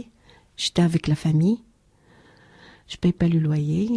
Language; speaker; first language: French; non-native, learner; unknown